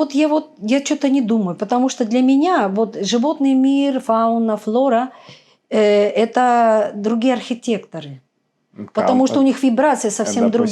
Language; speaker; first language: Russian; native; Russian